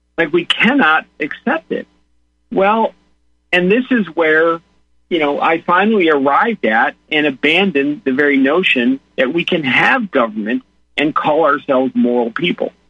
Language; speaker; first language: English; native; English